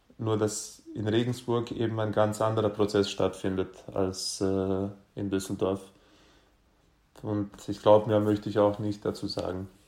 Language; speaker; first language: German; native; German